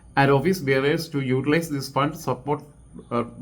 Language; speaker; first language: English; non-native, local second language; Malayalam